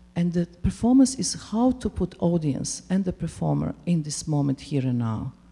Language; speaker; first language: English; non-native, fluent; Serbian